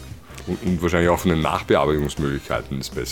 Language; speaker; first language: German; native; German